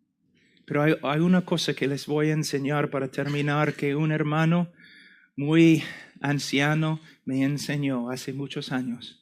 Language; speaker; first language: Spanish; non-native, fluent; English